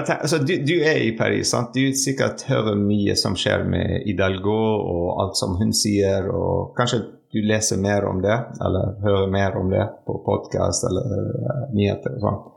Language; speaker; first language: Norwegian; non-native, fluent; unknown